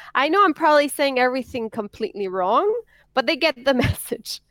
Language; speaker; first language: English; non-native, fluent; Spanish